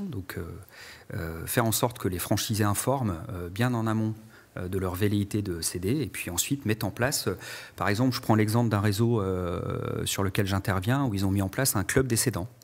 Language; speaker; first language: French; native; French